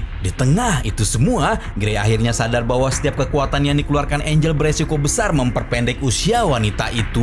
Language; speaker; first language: Indonesian; native; Indonesian